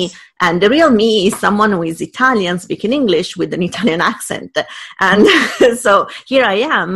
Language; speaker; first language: English; non-native, fluent; Italian